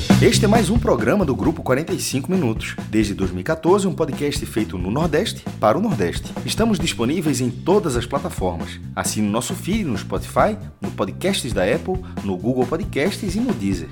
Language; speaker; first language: Portuguese; native; Portuguese